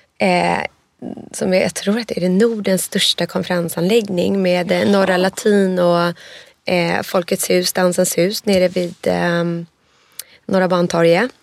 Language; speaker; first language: Swedish; native; Swedish